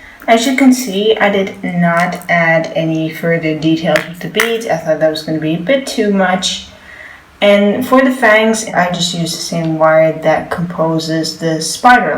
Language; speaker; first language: English; non-native, fluent; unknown